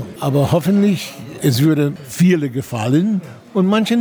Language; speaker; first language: German; non-native, fluent; English